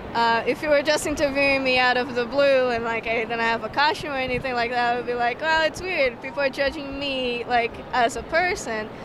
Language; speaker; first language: English; non-native, fluent; Portuguese